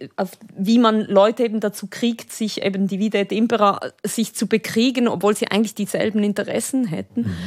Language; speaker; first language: German; early bilingual, other home language; Spanish